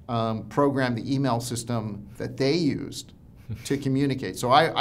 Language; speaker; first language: English; native; English